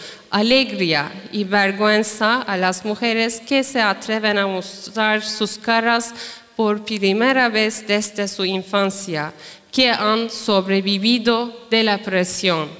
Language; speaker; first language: Spanish; non-native, fluent; Turkish